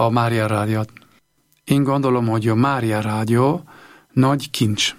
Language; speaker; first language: Hungarian; non-native, learner; German